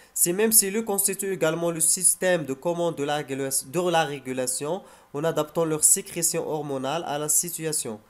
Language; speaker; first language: French; non-native, local second language; Arabic